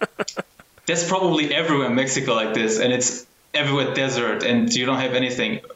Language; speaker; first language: English; early bilingual, heritage; German